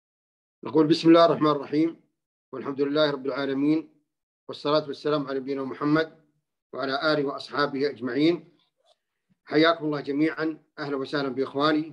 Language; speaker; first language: Arabic; native; Arabic